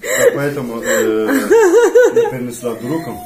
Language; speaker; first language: Russian; non-native, learner; Turkish